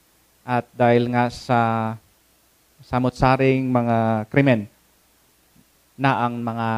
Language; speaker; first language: Filipino; native; Filipino